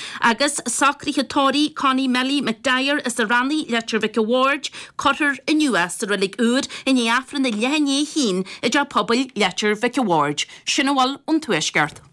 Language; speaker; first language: Irish; native; Irish